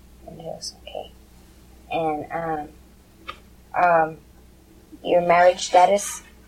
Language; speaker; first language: English; early bilingual, other home language; Spanish